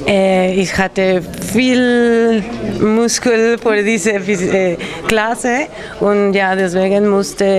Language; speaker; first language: German; non-native, learner; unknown